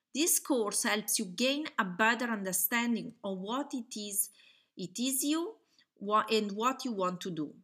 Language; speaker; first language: English; non-native, fluent; Italian